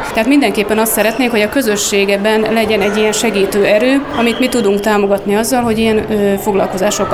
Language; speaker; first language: Hungarian; native; Hungarian